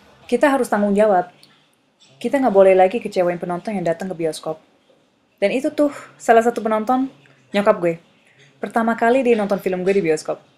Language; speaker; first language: Indonesian; non-native, fluent; English